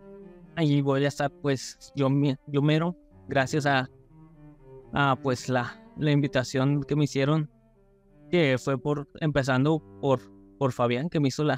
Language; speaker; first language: Spanish; native; Spanish